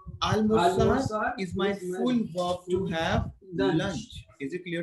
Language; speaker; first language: English; non-native, local second language; Hindi